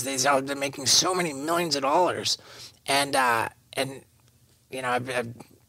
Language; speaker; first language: English; native; English